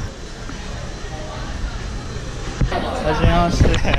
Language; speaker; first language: Japanese; native; Japanese